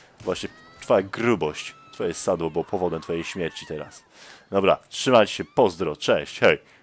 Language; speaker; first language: Polish; native; Polish